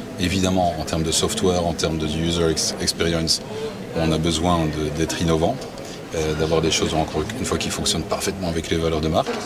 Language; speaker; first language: French; native; French